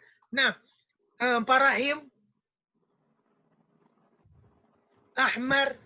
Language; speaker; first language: Arabic; non-native, fluent; Indonesian